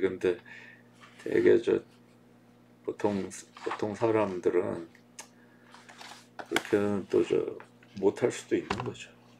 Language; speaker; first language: Korean; native; Korean